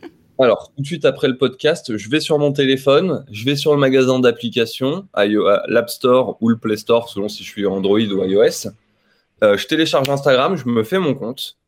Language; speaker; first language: French; native; French